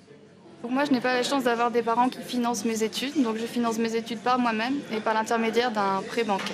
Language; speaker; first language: French; native; French